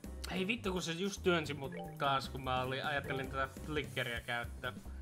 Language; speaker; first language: Finnish; native; Finnish